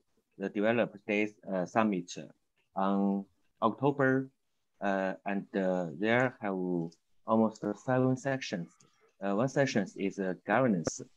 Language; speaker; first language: English; non-native, learner; Chinese